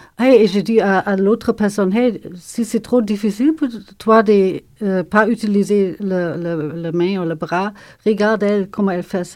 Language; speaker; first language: French; non-native, fluent; German